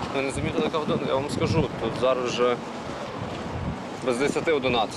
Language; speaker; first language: Ukrainian; native; Ukrainian